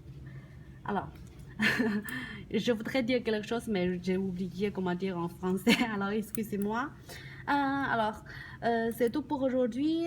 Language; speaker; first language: French; non-native, learner; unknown